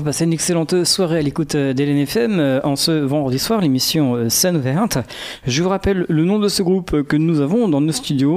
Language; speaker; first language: French; native; French